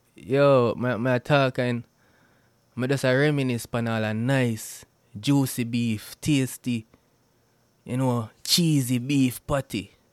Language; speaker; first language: English; non-native, local second language; Jamaican Creole English